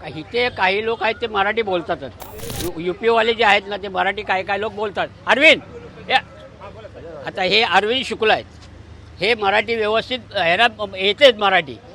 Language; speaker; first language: Marathi; native; Marathi